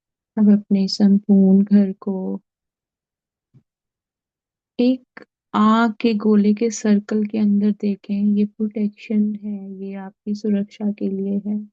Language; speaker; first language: Hindi; native; Hindi